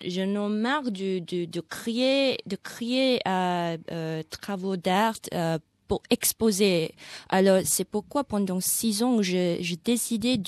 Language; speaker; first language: French; non-native, learner; Indonesian